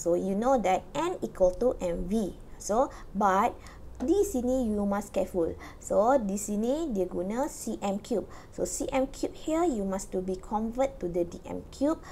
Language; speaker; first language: English; non-native, local second language; Malay